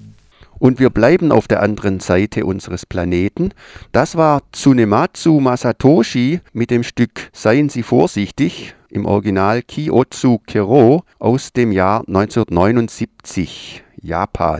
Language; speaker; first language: German; native; German